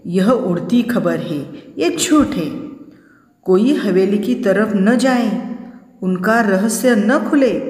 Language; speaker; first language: Hindi; non-native, local second language; Marathi